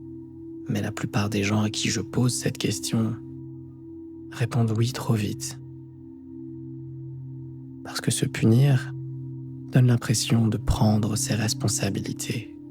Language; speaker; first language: French; native; French